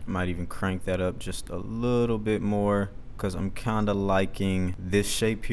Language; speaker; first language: English; native; English